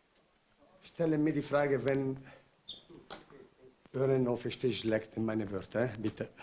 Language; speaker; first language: German; non-native, learner; Italian